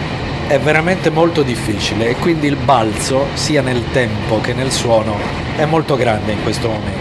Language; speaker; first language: Italian; native; Italian